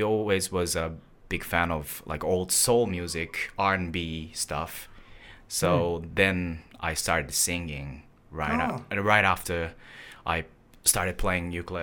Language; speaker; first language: English; non-native, fluent; Japanese